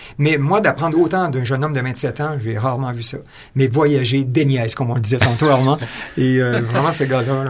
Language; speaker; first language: French; native; French